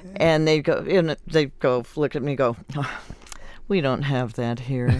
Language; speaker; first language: English; native; English